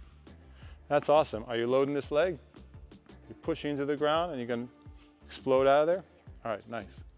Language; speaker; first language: English; native; English